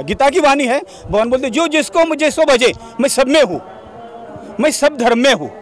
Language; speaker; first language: Hindi; non-native, local second language; Marathi